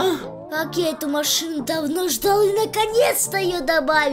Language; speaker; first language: Russian; native; Russian